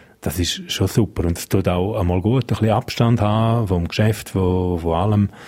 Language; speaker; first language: German; non-native, local second language; Romansh